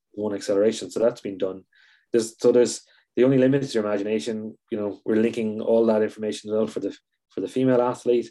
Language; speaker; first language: English; native; English